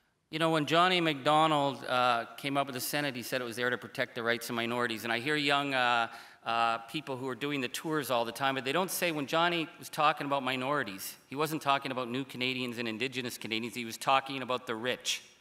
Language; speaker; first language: English; native; English